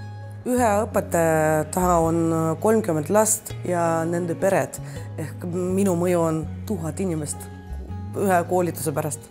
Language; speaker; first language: Estonian; non-native, local second language; Russian